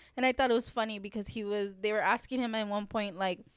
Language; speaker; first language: English; native; English